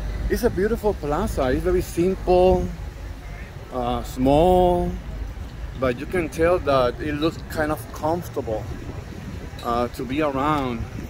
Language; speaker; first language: English; non-native, local second language; Spanish